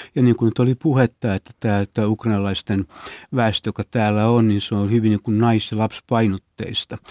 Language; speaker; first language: Finnish; native; Finnish